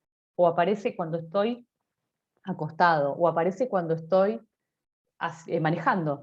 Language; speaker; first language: Spanish; native; Spanish